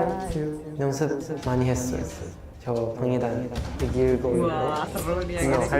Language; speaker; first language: Korean; non-native, learner; Chinese